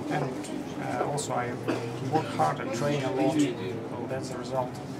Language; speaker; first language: English; non-native, fluent; Russian